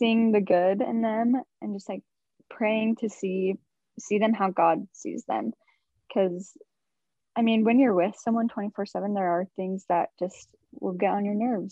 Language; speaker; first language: English; native; English